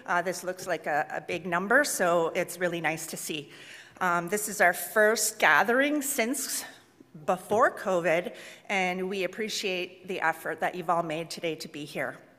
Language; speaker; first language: English; native; English